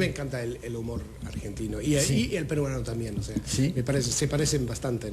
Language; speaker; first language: Spanish; non-native, fluent; English